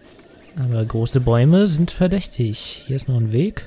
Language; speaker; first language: German; native; German